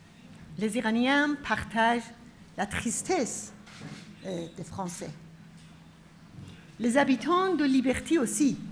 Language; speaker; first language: French; non-native, fluent; Persian